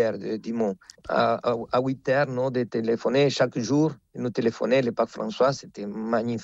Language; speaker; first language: French; non-native, fluent; Spanish